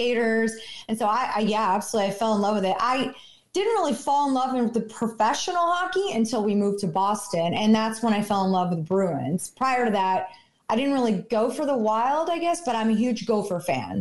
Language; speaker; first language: English; native; English